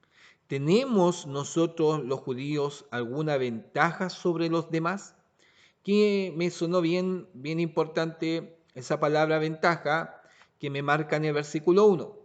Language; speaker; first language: Spanish; native; Spanish